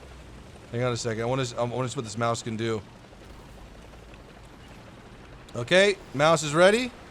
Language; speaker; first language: English; native; English